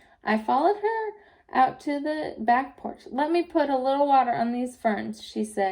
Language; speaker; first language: English; native; English